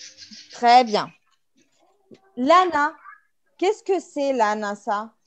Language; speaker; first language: French; non-native, fluent; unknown